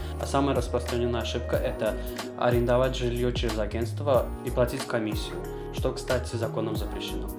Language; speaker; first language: Russian; non-native, local second language; Azerbaijani